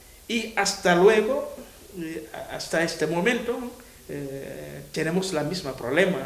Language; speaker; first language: Spanish; non-native, fluent; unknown